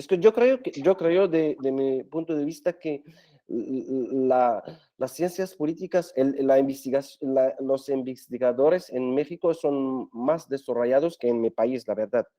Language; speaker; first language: Spanish; non-native, fluent; Arabic